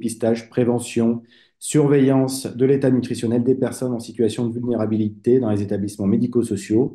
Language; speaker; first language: French; native; French